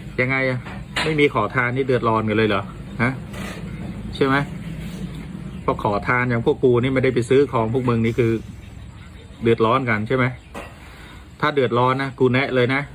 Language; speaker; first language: Thai; native; Thai